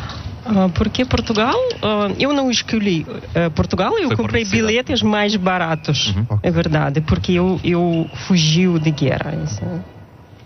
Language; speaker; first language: Portuguese; non-native, local second language; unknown